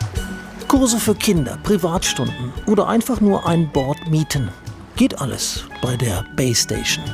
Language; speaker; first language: German; native; German